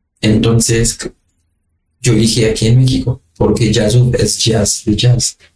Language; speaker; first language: Spanish; non-native, fluent; Haitian Creole